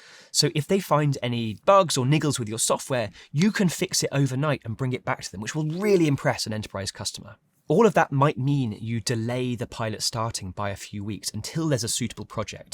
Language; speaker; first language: English; native; English